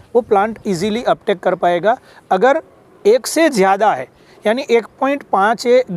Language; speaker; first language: Hindi; non-native, local second language; Gujarati